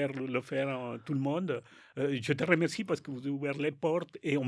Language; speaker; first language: French; non-native, learner; Spanish